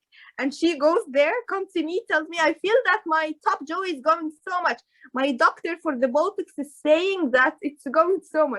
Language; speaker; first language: English; non-native, fluent; Arabic